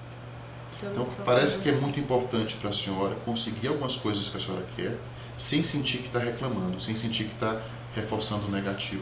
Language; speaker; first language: Portuguese; native; Portuguese